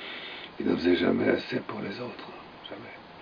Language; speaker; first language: French; native; French